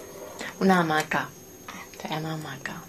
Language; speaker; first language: Spanish; non-native, fluent; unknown